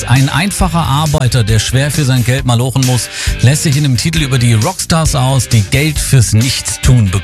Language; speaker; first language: German; native; German